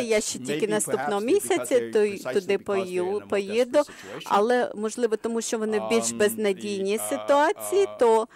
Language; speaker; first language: Ukrainian; non-native, fluent; English